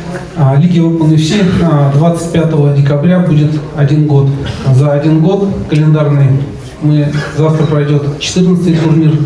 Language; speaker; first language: Russian; native; Russian